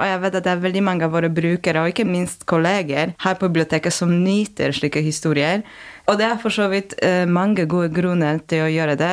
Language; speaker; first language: Norwegian; non-native, fluent; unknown